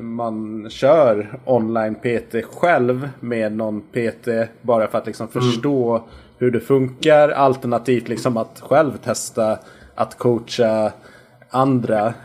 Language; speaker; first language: Swedish; native; Swedish